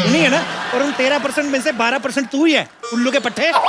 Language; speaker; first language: Hindi; native; Hindi